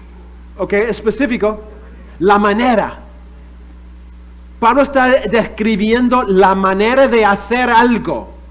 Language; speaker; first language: Spanish; non-native, fluent; English